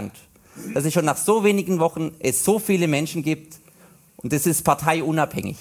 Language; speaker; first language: German; native; German